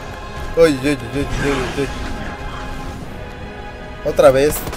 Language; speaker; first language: Spanish; native; Spanish